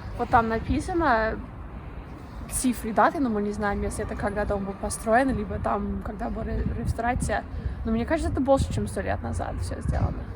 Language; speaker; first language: Russian; non-native, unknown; English